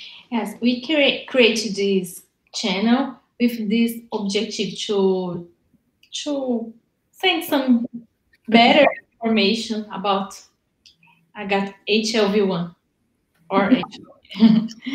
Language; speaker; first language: English; non-native, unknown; Portuguese